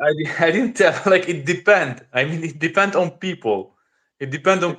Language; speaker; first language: English; non-native, learner; Russian